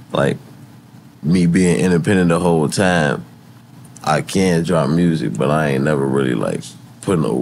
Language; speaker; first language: English; native; English